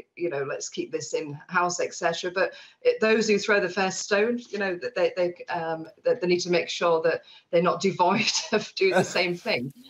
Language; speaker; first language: English; native; English